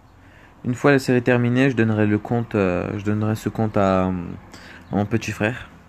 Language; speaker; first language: French; native; French